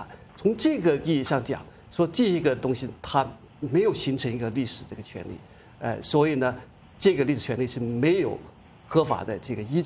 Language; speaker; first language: Chinese; native; Chinese